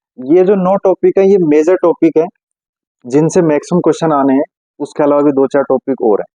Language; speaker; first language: Hindi; native; Hindi